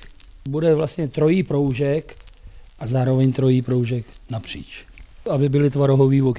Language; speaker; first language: Czech; native; Czech